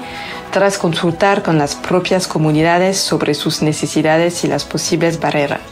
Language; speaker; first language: Spanish; native; Spanish